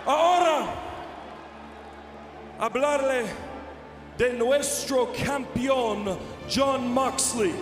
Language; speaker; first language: Spanish; non-native, learner; English